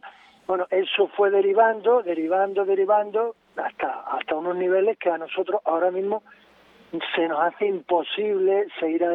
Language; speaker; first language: Spanish; native; Spanish